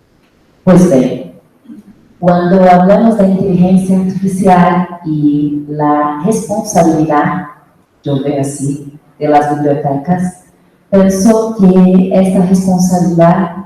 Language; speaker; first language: Spanish; non-native, fluent; Portuguese